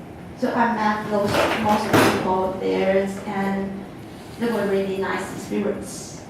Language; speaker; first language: English; non-native, fluent; Chinese